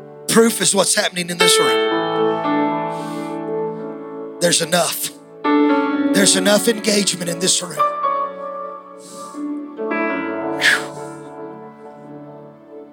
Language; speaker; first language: English; native; English